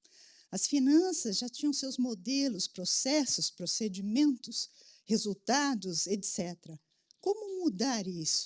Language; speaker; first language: Portuguese; native; Portuguese